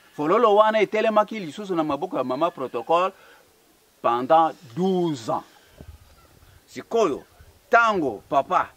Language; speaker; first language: Lingala; non-native, local second language; Kongo